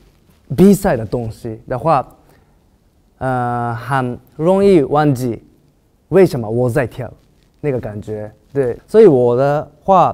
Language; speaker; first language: Chinese; non-native, learner; Japanese